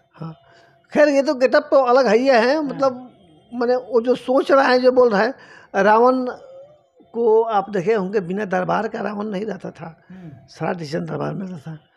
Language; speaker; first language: Hindi; native; Hindi